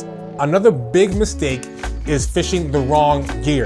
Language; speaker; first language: English; native; English